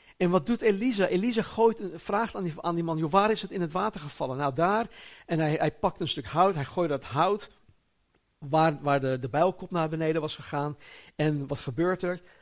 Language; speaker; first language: Dutch; native; Dutch